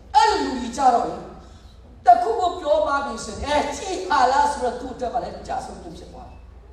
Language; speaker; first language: Burmese; non-native, local second language; Tedim Chin